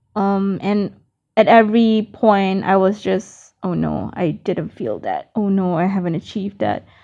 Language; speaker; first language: English; non-native, local second language; Malay